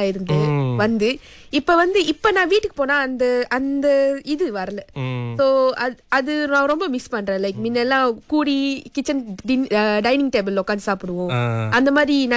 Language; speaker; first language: Tamil; early bilingual, heritage; Tamil